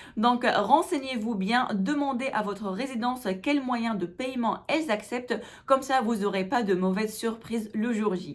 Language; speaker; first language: French; non-native, local second language; Arabic